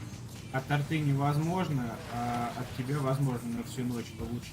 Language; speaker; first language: Russian; native; Russian